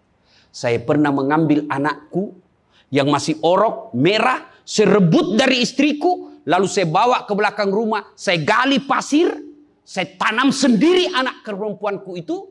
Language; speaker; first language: Indonesian; native; Indonesian